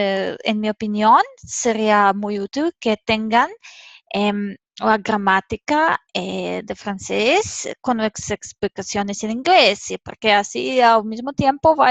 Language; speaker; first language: Spanish; non-native, fluent; Serbian